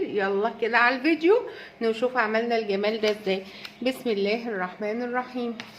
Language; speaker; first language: Arabic; native; Arabic